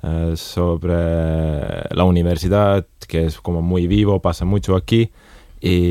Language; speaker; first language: Spanish; non-native, fluent; Estonian